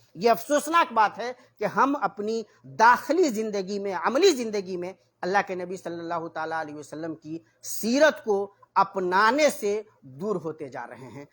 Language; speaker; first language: Urdu; native; Urdu